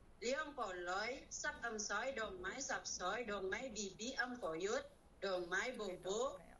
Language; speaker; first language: Cantonese; non-native, learner; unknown